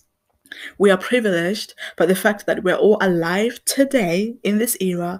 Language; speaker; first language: English; non-native, local second language; Shona